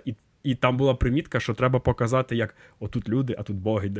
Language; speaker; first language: Ukrainian; native; Ukrainian